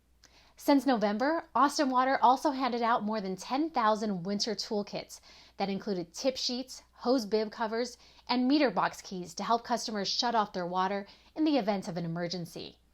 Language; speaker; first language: English; native; English